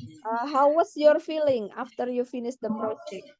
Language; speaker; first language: English; non-native, learner; Indonesian